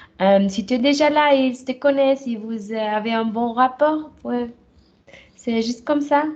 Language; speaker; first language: French; non-native, fluent; German